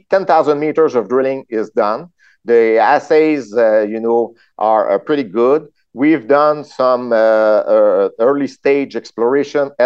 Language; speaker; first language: English; non-native, fluent; French